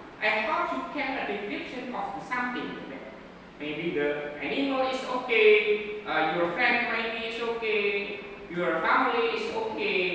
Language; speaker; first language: English; non-native, learner; Indonesian